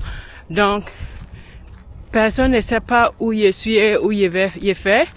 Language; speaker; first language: French; non-native, learner; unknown